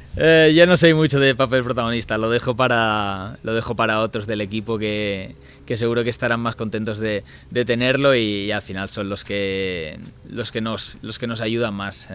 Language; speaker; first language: Spanish; native; Spanish